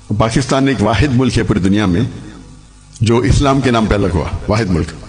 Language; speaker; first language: Urdu; non-native, local second language; Hindi